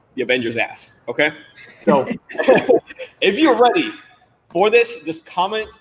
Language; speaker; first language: English; non-native, fluent; Spanish